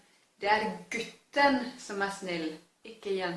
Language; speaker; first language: Norwegian; non-native, learner; English